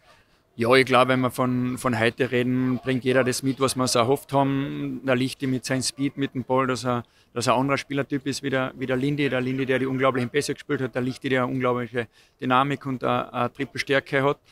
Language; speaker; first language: German; native; German